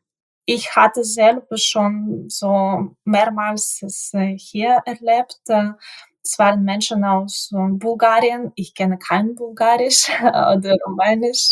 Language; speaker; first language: German; non-native, fluent; Ukrainian